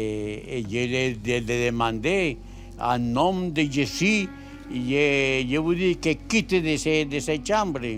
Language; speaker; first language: French; non-native, learner; Spanish